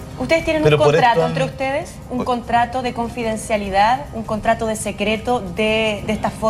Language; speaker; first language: Spanish; native; Spanish